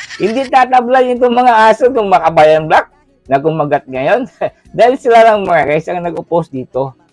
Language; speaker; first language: Filipino; non-native, local second language; Cebuano